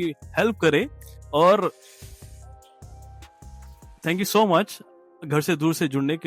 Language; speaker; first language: Hindi; native; Hindi